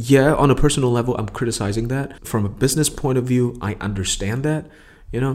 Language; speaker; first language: English; non-native, fluent; Vietnamese